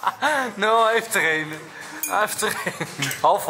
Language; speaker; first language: Dutch; native; Dutch